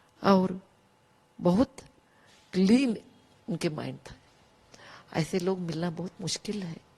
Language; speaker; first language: Hindi; non-native, local second language; Kannada